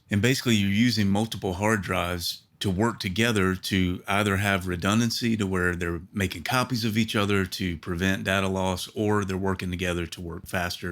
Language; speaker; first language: English; native; English